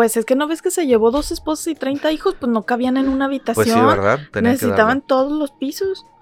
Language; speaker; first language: Spanish; native; Spanish